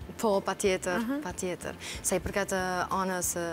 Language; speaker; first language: Albanian; native; Albanian